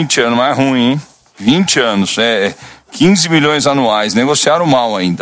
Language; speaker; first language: Portuguese; native; Portuguese